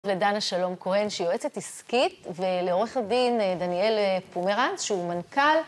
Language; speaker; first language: Hebrew; native; Hebrew